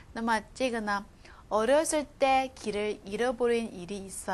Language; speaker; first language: Korean; non-native, fluent; Chinese